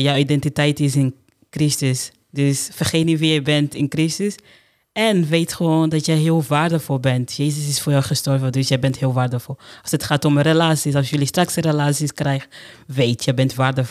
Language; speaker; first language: Dutch; non-native, fluent; Portuguese